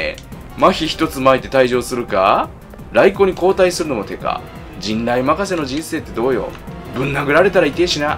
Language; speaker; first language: Japanese; native; Japanese